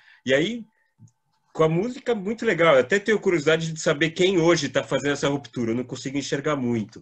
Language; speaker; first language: Portuguese; native; Portuguese